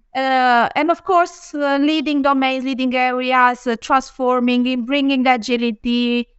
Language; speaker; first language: English; non-native, fluent; Romanian